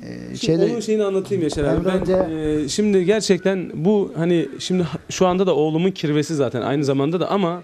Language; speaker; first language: Turkish; native; Turkish